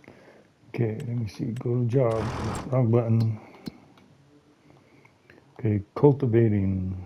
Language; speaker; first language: English; native; English